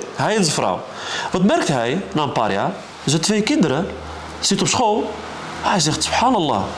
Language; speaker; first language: Dutch; early bilingual, other home language; Arabic